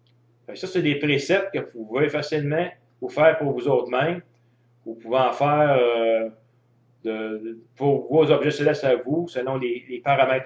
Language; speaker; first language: French; native; French